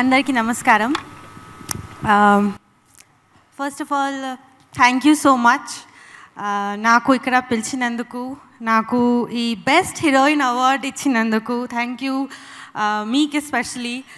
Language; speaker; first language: Telugu; non-native, local second language; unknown